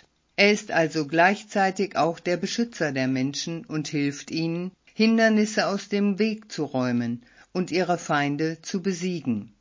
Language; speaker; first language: German; native; German